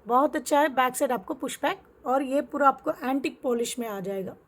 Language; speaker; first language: Hindi; non-native, local second language; Telugu